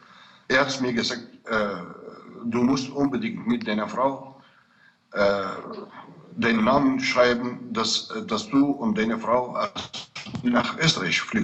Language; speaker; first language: German; non-native, fluent; Kurdish